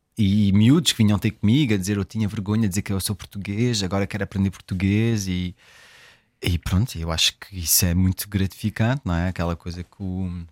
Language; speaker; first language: Portuguese; early bilingual, heritage; French